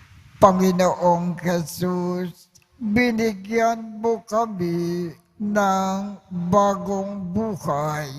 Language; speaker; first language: Filipino; native; Filipino